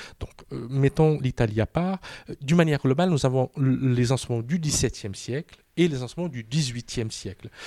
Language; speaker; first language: French; non-native, fluent; Portuguese